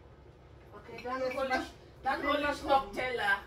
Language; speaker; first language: German; non-native, learner; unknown